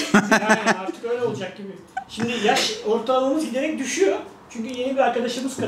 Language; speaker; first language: Turkish; native; Turkish